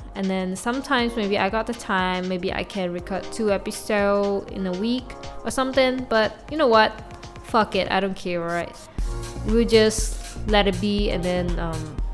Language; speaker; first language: English; non-native, local second language; Chinese